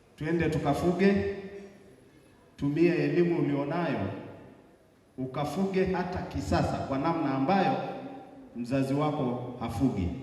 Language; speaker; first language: Swahili; non-native, local second language; Masai